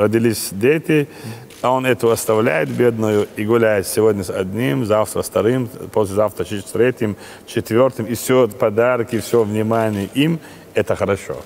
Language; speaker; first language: Russian; non-native, local second language; Chechen